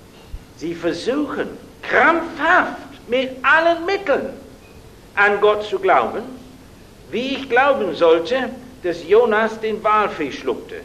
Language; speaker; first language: German; non-native, fluent; English